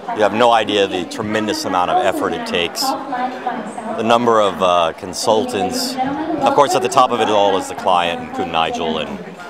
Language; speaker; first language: English; native; English